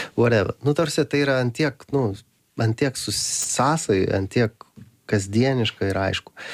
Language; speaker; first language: Lithuanian; native; Lithuanian